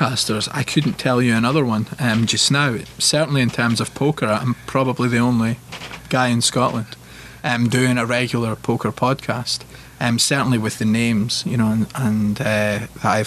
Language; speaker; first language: English; native; English